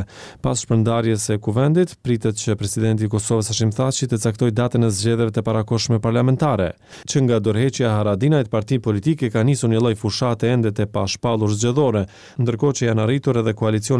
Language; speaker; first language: Albanian; native; Albanian